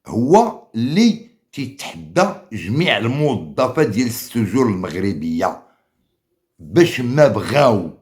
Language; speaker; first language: Arabic; native; Arabic